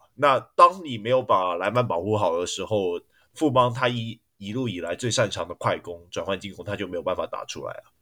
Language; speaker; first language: Chinese; native; Chinese